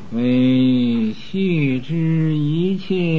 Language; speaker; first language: Chinese; native; Chinese